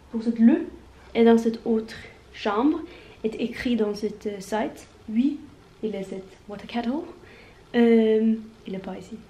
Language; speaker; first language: French; non-native, learner; Norwegian